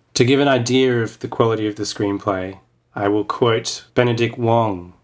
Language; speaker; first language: English; native; English